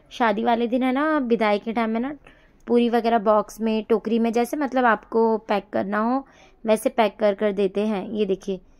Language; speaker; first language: Hindi; native; Hindi